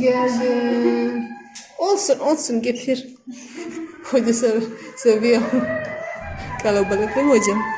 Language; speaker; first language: Turkish; non-native, learner; Indonesian